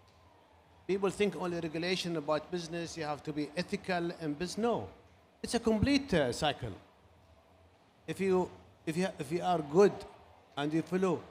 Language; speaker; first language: English; non-native, learner; Arabic